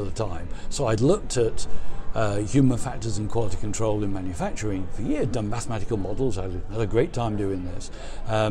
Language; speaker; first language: English; native; English